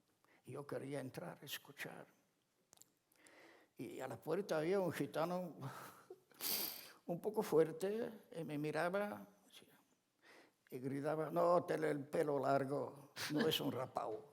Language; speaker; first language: Spanish; non-native, fluent; Ladino